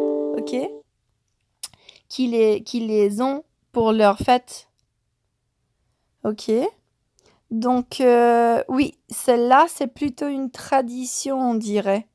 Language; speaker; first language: French; non-native, fluent; Spanish